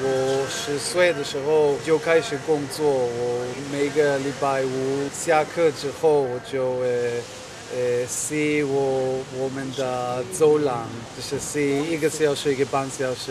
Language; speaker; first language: Chinese; non-native, fluent; Hebrew